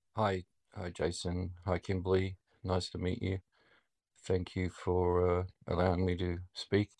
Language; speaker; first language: English; native; English